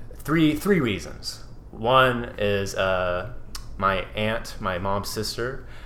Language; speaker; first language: English; native; English